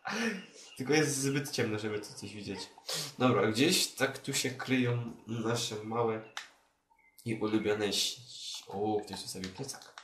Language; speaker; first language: Polish; native; Polish